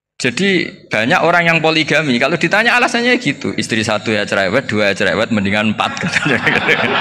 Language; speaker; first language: Indonesian; non-native, local second language; Javanese